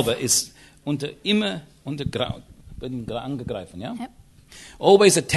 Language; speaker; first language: German; non-native, learner; English